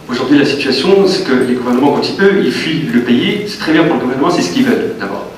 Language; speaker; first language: French; native; French